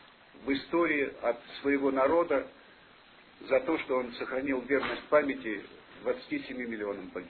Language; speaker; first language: Russian; native; Russian